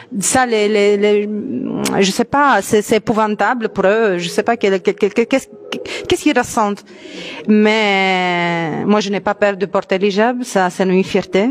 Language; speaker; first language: French; non-native, fluent; Italian